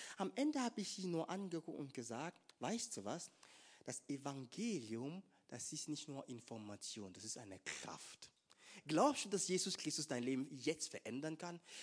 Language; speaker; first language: German; non-native, fluent; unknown